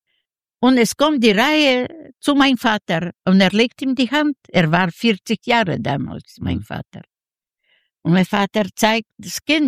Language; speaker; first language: German; non-native, learner; Yiddish